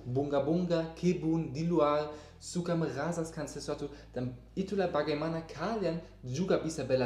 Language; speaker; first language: Indonesian; non-native, learner; German